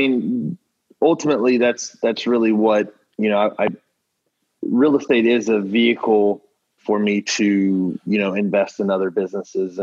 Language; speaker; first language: English; native; English